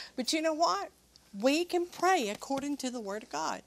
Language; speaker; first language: English; native; English